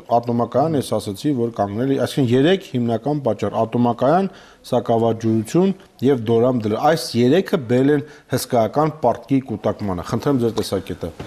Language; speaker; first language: Armenian; native; Armenian